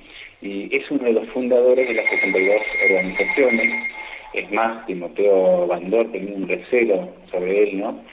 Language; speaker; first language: Spanish; native; Spanish